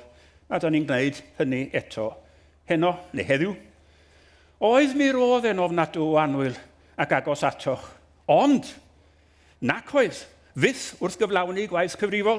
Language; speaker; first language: Welsh; native; Welsh